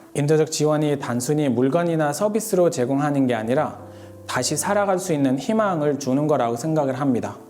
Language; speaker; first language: Korean; non-native, fluent; Arabic